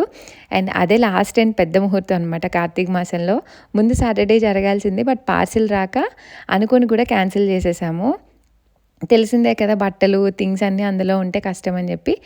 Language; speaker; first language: Telugu; native; Telugu